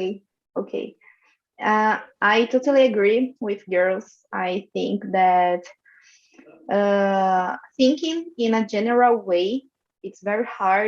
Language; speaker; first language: English; non-native, learner; Portuguese